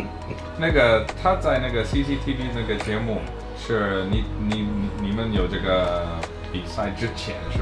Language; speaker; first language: Chinese; non-native, fluent; English